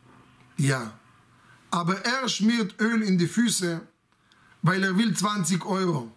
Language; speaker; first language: German; non-native, fluent; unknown